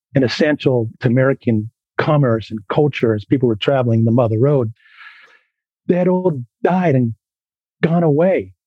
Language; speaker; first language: English; native; English